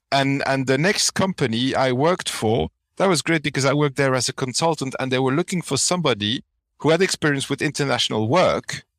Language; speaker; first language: English; non-native, fluent; French